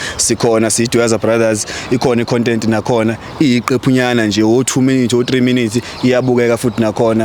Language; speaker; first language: Zulu; native; Zulu